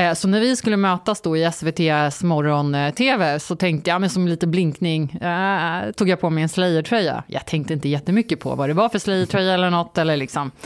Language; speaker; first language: Swedish; early bilingual, other home language; Turkish